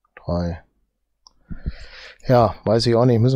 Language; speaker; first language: German; native; German